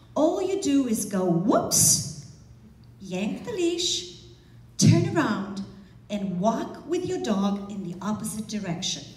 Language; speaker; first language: English; non-native, fluent; Romanian